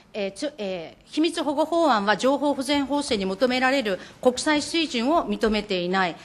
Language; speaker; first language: Japanese; native; Japanese